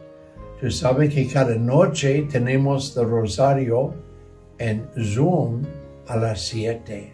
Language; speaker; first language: Spanish; non-native, learner; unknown